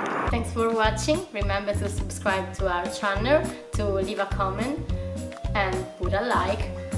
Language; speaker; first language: English; non-native, fluent; Italian